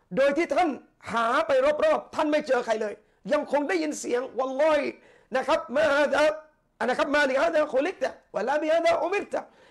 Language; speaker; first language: Thai; non-native, local second language; Malay